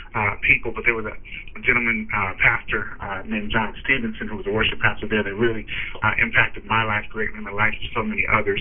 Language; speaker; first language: English; native; English